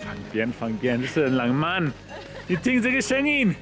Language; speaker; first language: Chinese; non-native, learner; German